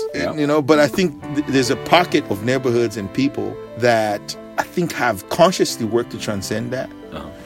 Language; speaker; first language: English; non-native, local second language; Bemba